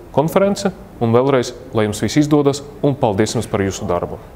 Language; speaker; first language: Latvian; non-native, local second language; Russian